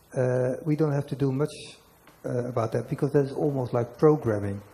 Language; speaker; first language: English; non-native, fluent; Dutch